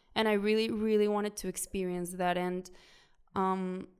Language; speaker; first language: English; non-native, fluent; Spanish